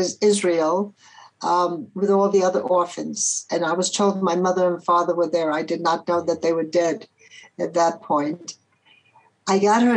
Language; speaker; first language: English; early bilingual, other home language; Polish